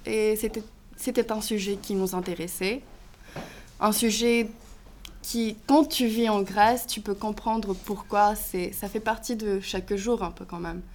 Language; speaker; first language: French; non-native, fluent; Greek